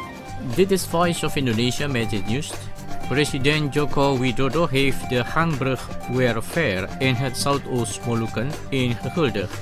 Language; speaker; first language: Dutch; non-native, fluent; Indonesian